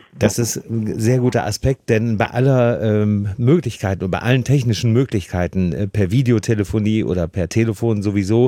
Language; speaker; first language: German; native; German